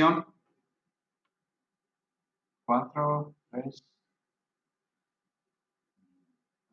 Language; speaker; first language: Spanish; non-native, fluent; English